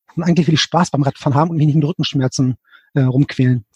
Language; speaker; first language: German; native; German